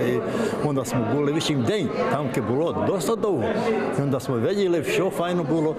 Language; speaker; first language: Ukrainian; early bilingual, heritage; Ukrainian